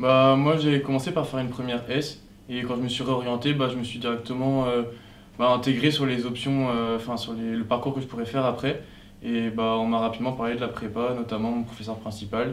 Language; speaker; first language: French; native; French